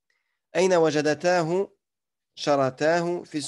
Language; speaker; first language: Arabic; non-native, fluent; French